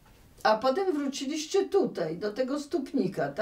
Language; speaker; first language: Polish; native; Polish